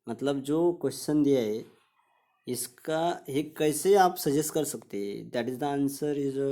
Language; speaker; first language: Hindi; non-native, local second language; Marathi